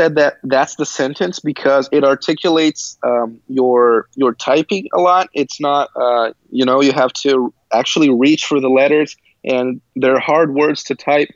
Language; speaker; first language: English; early bilingual, other home language; Portuguese